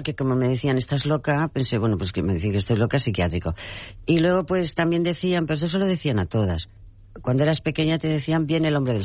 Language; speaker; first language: Catalan; non-native, local second language; Spanish